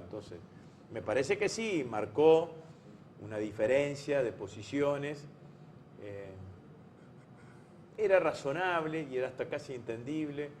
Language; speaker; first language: Spanish; native; Spanish